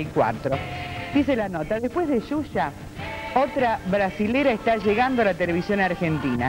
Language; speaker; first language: Spanish; native; Spanish